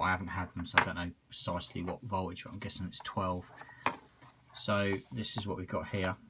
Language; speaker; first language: English; native; English